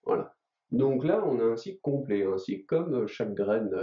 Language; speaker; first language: French; native; French